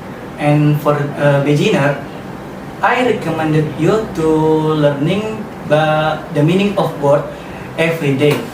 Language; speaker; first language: English; non-native, learner; Indonesian